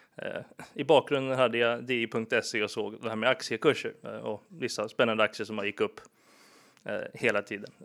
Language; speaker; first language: Swedish; early bilingual, other home language; English